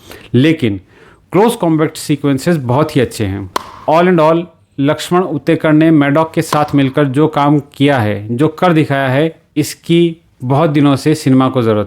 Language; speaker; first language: Hindi; native; Hindi